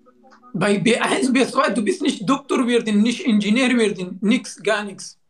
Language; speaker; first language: German; non-native, learner; Arabic